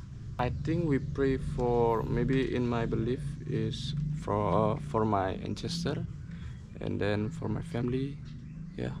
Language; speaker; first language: English; non-native, learner; Balinese